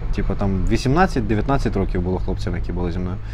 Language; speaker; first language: Ukrainian; native; Ukrainian